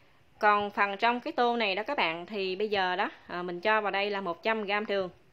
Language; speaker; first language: Vietnamese; native; Vietnamese